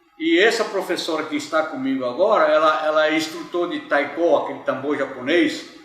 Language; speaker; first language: Portuguese; early bilingual, other home language; Japanese